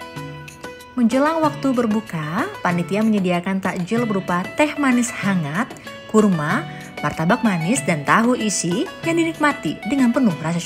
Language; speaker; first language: Indonesian; native; Indonesian